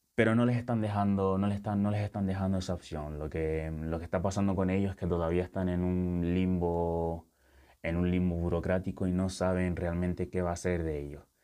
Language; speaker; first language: Spanish; early bilingual, other home language; Wolof